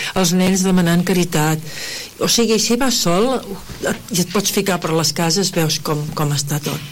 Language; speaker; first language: Catalan; early bilingual, heritage; Catalan